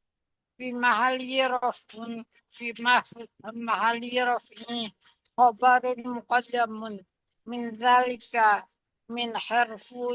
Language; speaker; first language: Arabic; non-native, learner; Indonesian